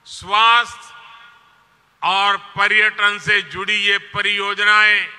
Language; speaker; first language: Hindi; non-native, local second language; Gujarati